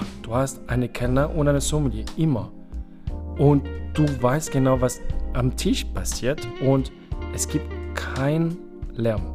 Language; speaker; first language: German; non-native, fluent; French